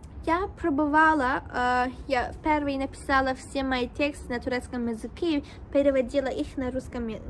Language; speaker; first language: Russian; non-native, learner; Turkish